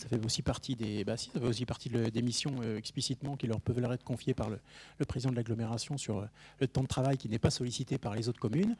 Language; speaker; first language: French; native; French